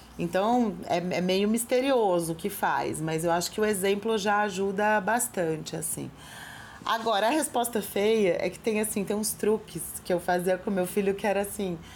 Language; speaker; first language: Portuguese; native; Portuguese